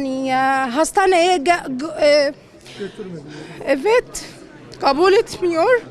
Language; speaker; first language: Turkish; non-native, learner; Arabic